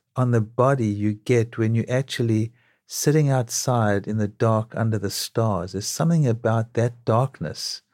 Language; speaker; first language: English; native; English